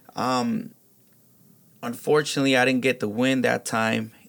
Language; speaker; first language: English; early bilingual, other home language; Spanish